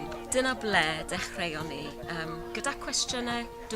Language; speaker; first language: Welsh; non-native, learner; English